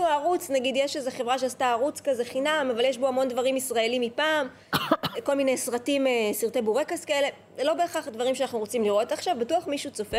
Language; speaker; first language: Hebrew; native; Hebrew